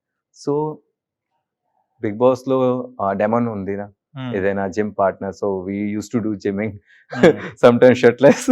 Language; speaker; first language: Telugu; non-native, local second language; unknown